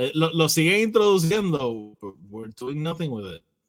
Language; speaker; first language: English; non-native, local second language; Spanish